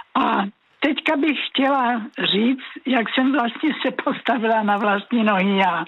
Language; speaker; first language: Czech; native; Czech